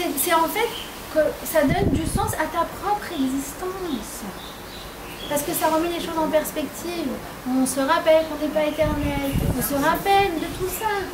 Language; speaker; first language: French; native; French